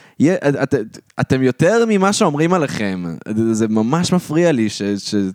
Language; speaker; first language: Hebrew; native; Hebrew